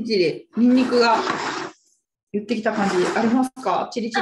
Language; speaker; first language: Japanese; native; Japanese